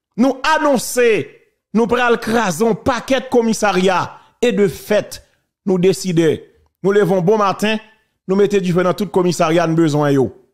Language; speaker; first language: French; non-native, local second language; Haitian Creole